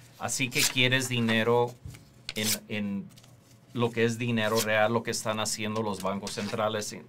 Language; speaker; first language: Spanish; early bilingual, heritage; Spanish